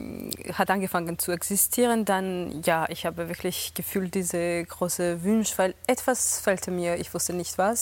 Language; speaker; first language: German; non-native, fluent; Georgian